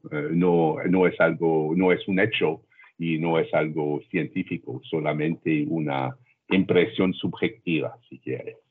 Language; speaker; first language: Spanish; non-native, learner; French